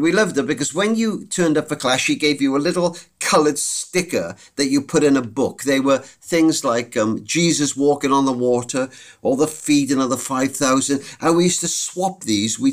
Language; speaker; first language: English; native; English